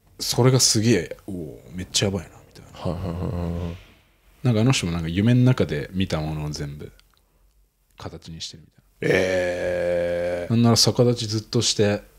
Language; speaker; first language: Japanese; native; Japanese